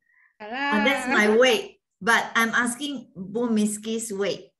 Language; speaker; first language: English; non-native, fluent; Malay